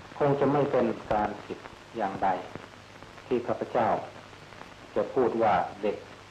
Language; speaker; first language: Thai; native; Thai